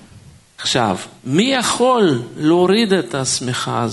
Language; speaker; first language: Hebrew; non-native, fluent; Russian